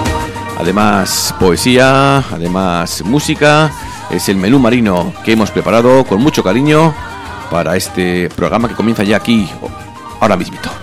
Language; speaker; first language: Spanish; native; Spanish